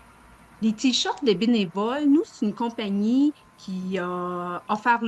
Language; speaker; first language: French; native; French